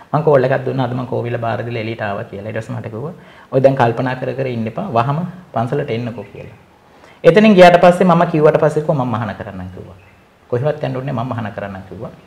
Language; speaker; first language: Sinhala; non-native, local second language; Tamil